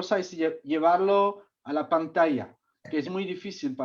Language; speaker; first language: Spanish; non-native, fluent; Czech